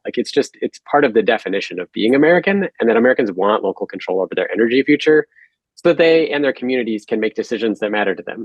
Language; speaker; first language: English; native; English